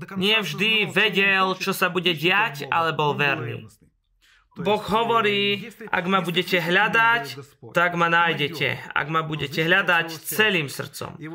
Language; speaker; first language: Slovak; non-native, fluent; Russian